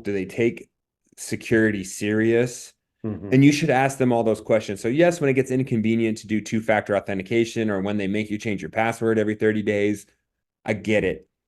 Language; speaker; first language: English; native; English